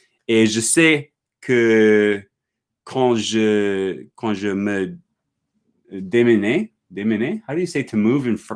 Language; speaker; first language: French; non-native, learner; English